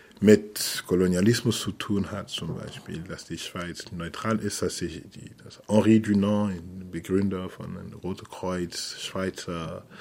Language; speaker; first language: German; non-native, fluent; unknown